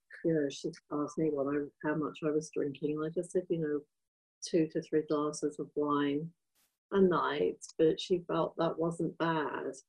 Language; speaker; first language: English; native; English